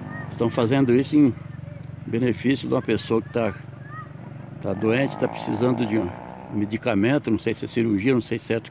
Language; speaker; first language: Portuguese; native; Portuguese